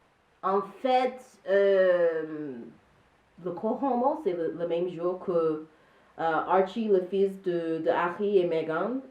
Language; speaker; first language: French; non-native, learner; English